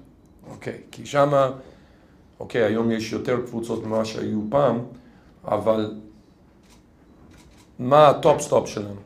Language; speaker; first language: Hebrew; non-native, fluent; English